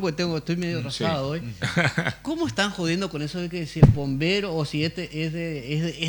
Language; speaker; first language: Spanish; native; Spanish